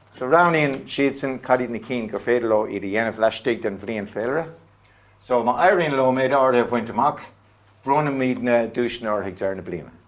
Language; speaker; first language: Irish; non-native, local second language; English